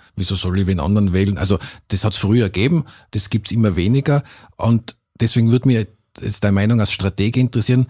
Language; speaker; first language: German; native; German